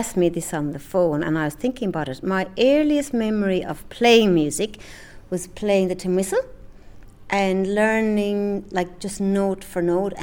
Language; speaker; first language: English; native; English